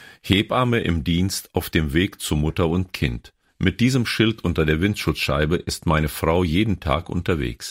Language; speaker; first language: German; native; German